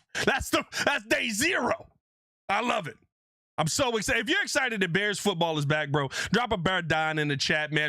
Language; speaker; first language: English; native; English